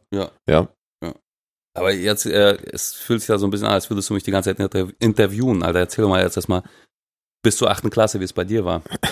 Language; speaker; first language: German; non-native, fluent; Russian